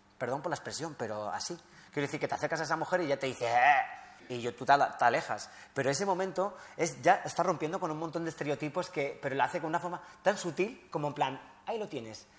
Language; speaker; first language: Spanish; early bilingual, other home language; Riffian